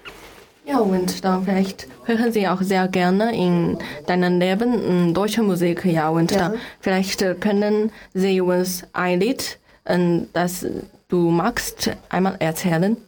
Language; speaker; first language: German; non-native, learner; Chinese